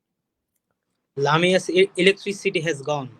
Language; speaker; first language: English; non-native, learner; Bangla